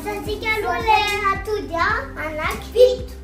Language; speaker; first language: French; non-native, learner; Malagasy